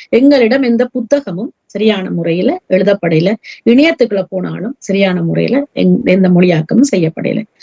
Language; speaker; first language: Tamil; early bilingual, heritage; Tamil